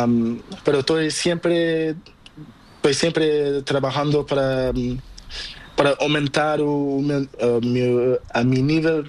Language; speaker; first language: Spanish; non-native, learner; Portuguese